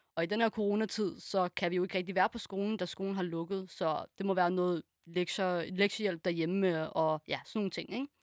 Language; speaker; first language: Danish; early bilingual, other home language; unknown